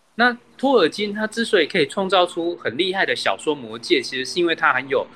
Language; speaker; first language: Chinese; native; Chinese